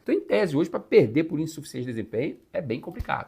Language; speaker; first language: Portuguese; native; Portuguese